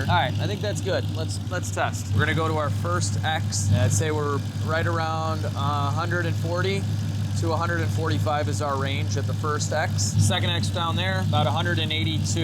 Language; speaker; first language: English; native; English